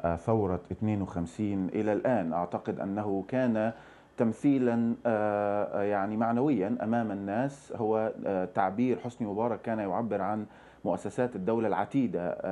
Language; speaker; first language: Arabic; native; Arabic